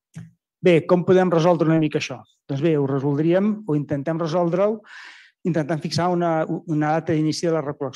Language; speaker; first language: Catalan; native; Catalan